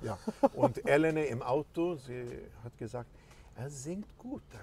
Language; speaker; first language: German; non-native, fluent; Swedish